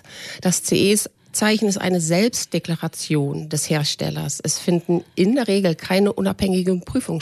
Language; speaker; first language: German; native; German